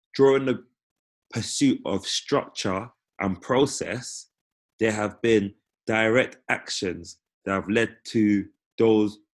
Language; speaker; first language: English; native; English